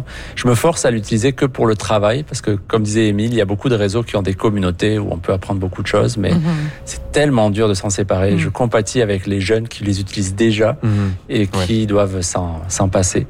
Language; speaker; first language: French; native; French